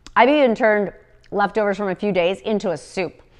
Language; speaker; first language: English; native; English